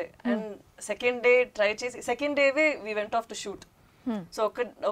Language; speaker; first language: Telugu; non-native, local second language; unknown